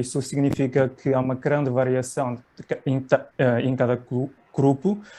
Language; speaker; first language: Portuguese; non-native, fluent; Chinese